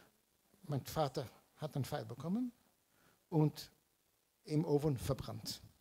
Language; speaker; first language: German; early bilingual, heritage; German